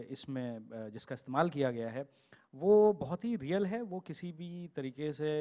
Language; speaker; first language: Hindi; native; Hindi